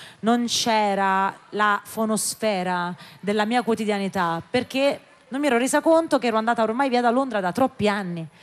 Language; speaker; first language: Italian; native; Italian